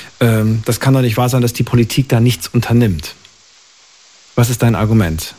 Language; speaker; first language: German; native; German